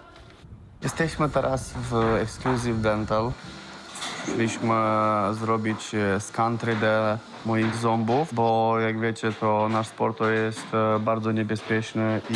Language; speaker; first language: Polish; non-native, fluent; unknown